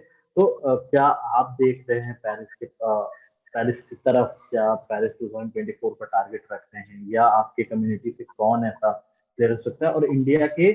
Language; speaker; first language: Hindi; native; Hindi